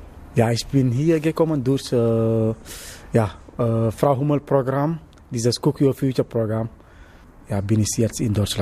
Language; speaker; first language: German; non-native, learner; Wolof